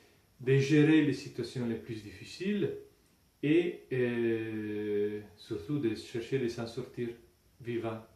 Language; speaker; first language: French; non-native, fluent; Italian